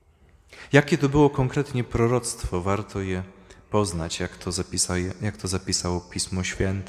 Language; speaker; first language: Polish; native; Polish